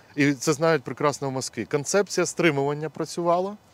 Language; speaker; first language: Ukrainian; native; Ukrainian